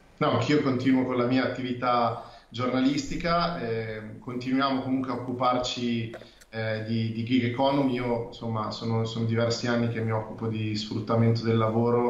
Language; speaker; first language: Italian; native; Italian